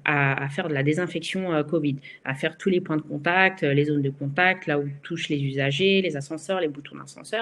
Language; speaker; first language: French; native; French